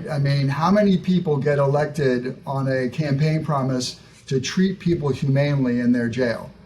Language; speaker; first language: English; native; English